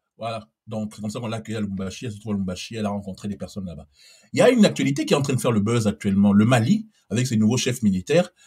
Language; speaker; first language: French; non-native, local second language; Lingala